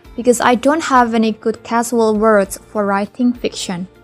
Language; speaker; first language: English; non-native, fluent; Indonesian